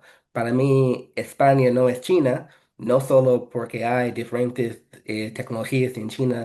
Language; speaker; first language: Spanish; non-native, fluent; English